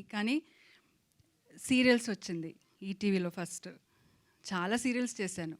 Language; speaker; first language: Telugu; non-native, local second language; Kannada